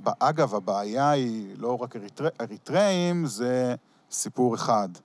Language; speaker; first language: Hebrew; early bilingual, heritage; Hebrew